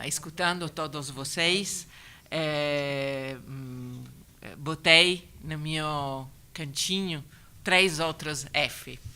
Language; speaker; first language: Portuguese; non-native, learner; Italian